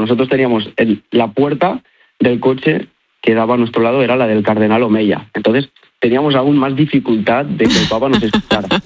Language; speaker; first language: Spanish; native; Spanish